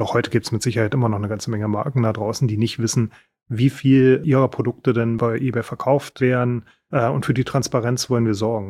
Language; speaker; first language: German; native; German